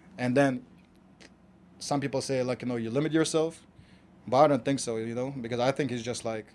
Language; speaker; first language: English; non-native, fluent; Kazakh